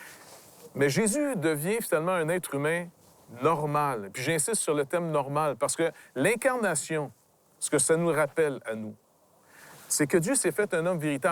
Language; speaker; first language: French; native; French